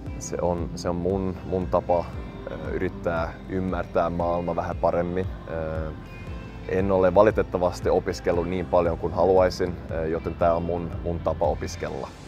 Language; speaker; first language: Finnish; non-native, local second language; Swedish